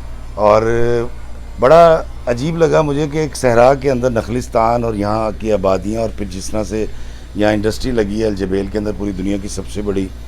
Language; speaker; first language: Hindi; non-native, local second language; Punjabi